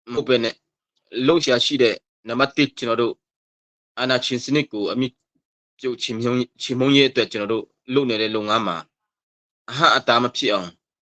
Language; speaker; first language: Burmese; non-native, local second language; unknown